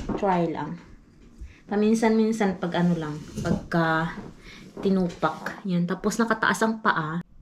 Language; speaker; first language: Filipino; non-native, local second language; Hiligaynon